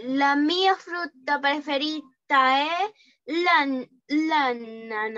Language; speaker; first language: Italian; non-native, learner; Spanish